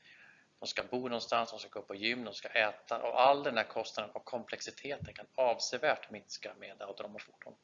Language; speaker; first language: Swedish; native; Swedish